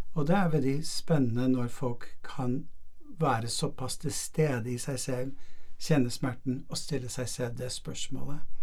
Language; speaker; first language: Norwegian; non-native, fluent; English